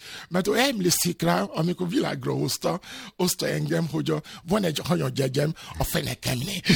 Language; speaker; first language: Hungarian; non-native, fluent; Yoruba